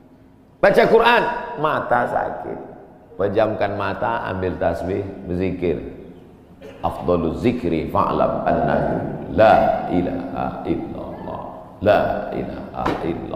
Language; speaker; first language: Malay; native; Malay